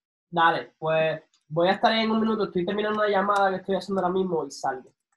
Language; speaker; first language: Spanish; early bilingual, heritage; Spanish